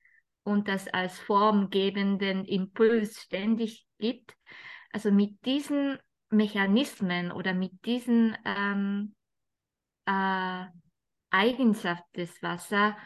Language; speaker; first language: German; non-native, fluent; Japanese